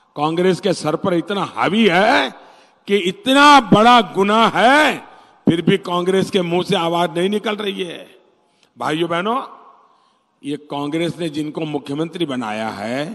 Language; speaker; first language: Hindi; non-native, local second language; Gujarati